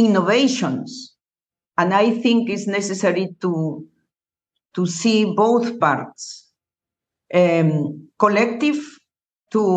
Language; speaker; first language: English; non-native, learner; Spanish